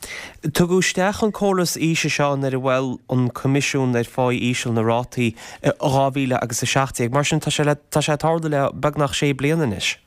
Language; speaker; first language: Irish; native; Irish